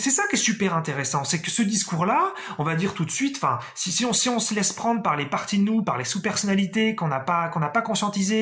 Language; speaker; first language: French; native; French